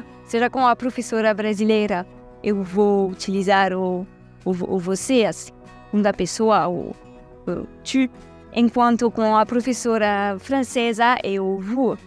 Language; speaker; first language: Portuguese; non-native, fluent; French